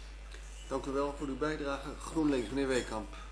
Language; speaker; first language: Dutch; native; Dutch